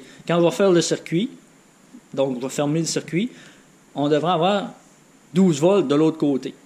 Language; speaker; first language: French; native; French